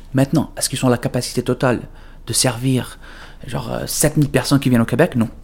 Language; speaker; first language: French; non-native, fluent; Arabic